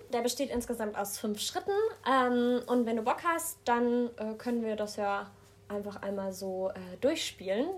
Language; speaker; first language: German; native; German